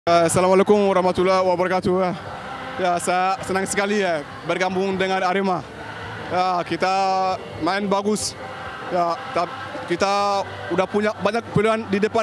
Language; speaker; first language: Indonesian; non-native, learner; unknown